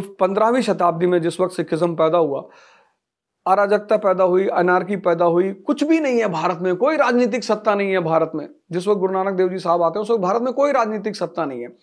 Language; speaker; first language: Hindi; native; Hindi